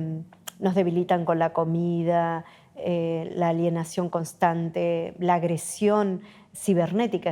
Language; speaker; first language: Spanish; native; Spanish